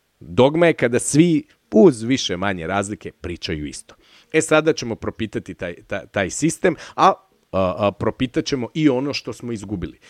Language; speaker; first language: Serbian; native; Serbian